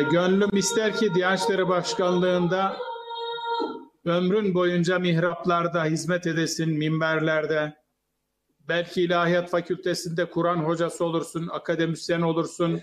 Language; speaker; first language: Turkish; native; Turkish